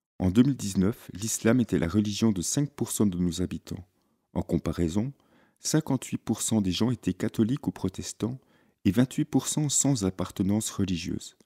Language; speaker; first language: French; native; French